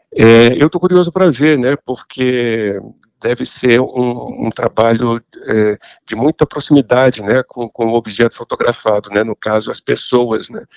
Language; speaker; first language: Portuguese; native; Portuguese